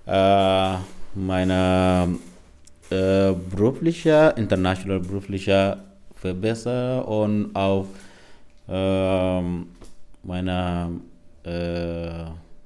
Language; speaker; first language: German; non-native, learner; Arabic